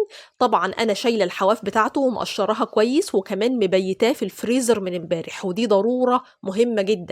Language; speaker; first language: Arabic; native; Arabic